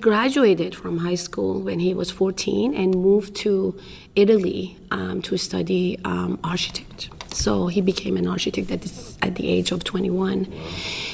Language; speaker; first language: English; non-native, fluent; Persian